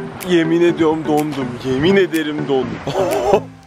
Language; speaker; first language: Turkish; native; Turkish